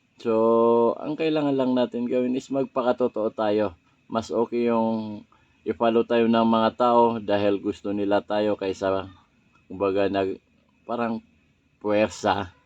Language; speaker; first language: Filipino; non-native, local second language; Maranao